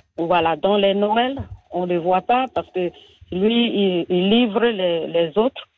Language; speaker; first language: French; non-native, learner; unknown